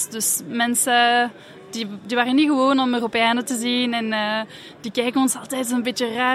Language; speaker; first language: Dutch; non-native, fluent; French